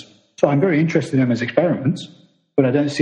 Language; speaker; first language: English; native; English